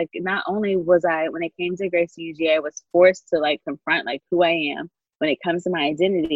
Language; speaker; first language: English; native; English